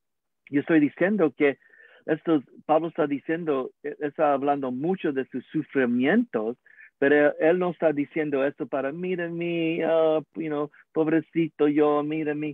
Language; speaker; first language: Spanish; non-native, learner; English